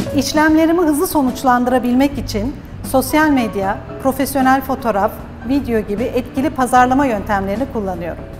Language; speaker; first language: Turkish; early bilingual, heritage; Turkish